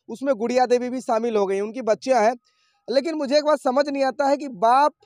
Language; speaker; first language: Hindi; native; Hindi